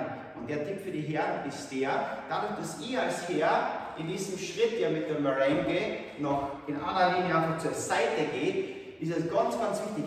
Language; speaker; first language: German; native; German